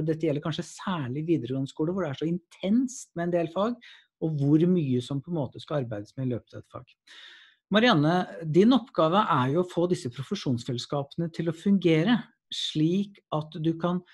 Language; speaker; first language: Norwegian; native; Norwegian